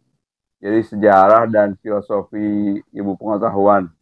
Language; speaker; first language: Indonesian; native; Indonesian